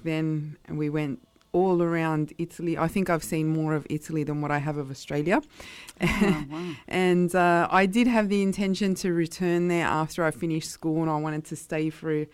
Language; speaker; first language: English; non-native, local second language; Italian